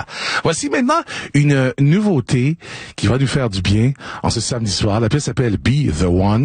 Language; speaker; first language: French; native; French